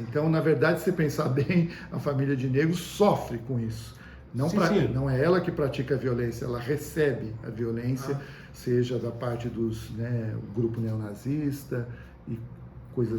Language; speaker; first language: Portuguese; native; Portuguese